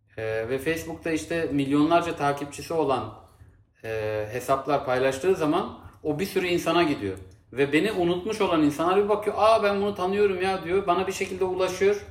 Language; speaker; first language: Turkish; native; Turkish